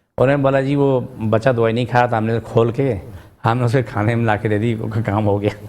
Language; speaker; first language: Urdu; non-native, local second language; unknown